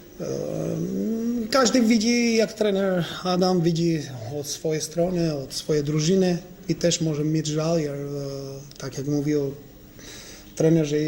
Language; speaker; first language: Polish; non-native, fluent; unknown